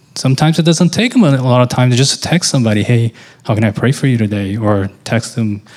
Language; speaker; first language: English; non-native, fluent; Portuguese